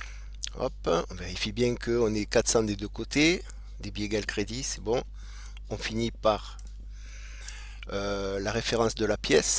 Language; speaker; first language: French; native; French